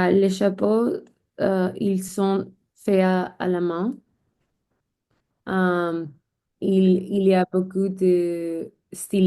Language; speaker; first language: French; non-native, learner; English